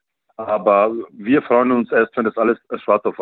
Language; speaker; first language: German; native; German